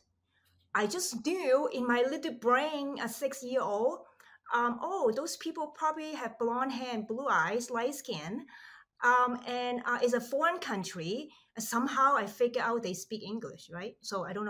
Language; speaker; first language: English; non-native, local second language; Cantonese